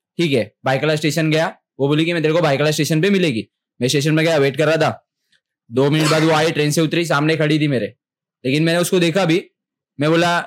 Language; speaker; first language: Hindi; non-native, local second language; Marathi